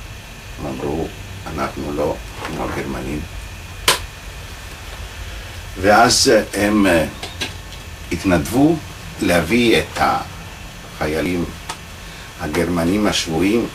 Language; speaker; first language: Hebrew; non-native, fluent; Italian